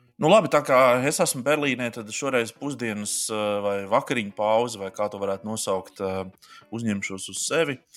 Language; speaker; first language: Latvian; native; Latvian